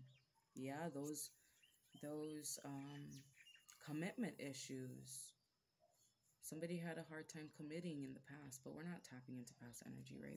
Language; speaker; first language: English; native; English